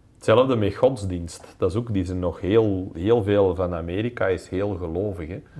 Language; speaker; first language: Dutch; non-native, local second language; English